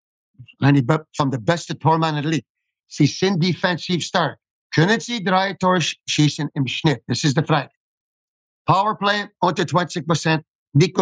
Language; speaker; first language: German; non-native, fluent; English